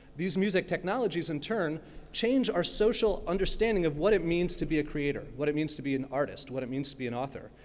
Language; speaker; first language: English; native; English